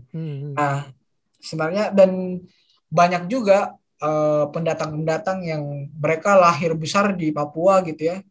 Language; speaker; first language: Indonesian; native; Indonesian